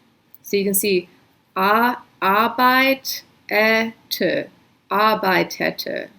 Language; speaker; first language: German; non-native, fluent; English